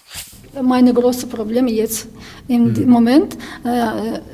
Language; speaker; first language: German; non-native, learner; Ukrainian